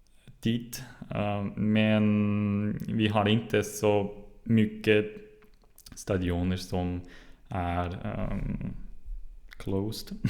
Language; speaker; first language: Swedish; non-native, learner; German